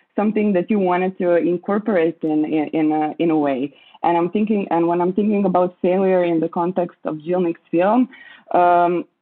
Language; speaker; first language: English; non-native, fluent; Croatian